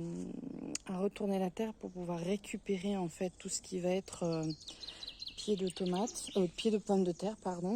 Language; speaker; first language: French; native; French